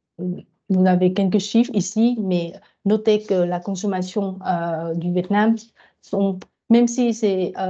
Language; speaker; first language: French; non-native, fluent; Vietnamese